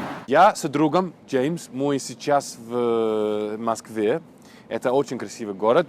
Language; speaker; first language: Russian; non-native, learner; English